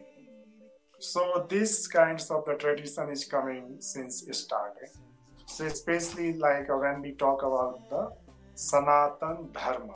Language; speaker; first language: English; non-native, local second language; Hindi